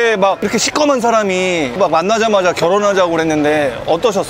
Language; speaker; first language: Korean; native; Korean